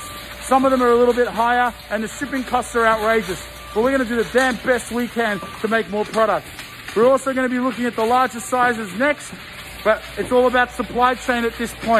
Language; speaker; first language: English; native; English